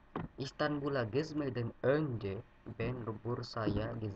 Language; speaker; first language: Turkish; non-native, learner; Indonesian